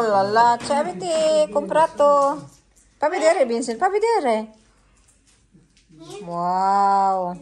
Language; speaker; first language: Italian; non-native, learner; Filipino